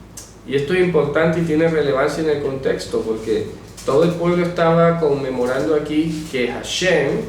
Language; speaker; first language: Spanish; native; Spanish